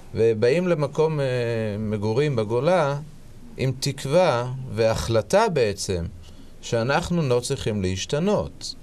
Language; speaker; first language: Hebrew; native; Hebrew